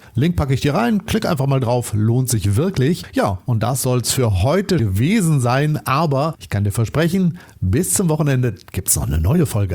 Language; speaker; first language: German; native; German